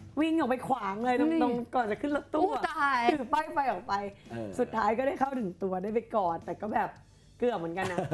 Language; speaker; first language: Thai; native; Thai